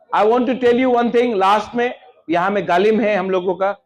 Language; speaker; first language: Hindi; non-native, local second language; Bangla